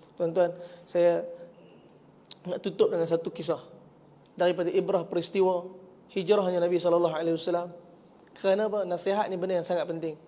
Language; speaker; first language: Malay; native; Malay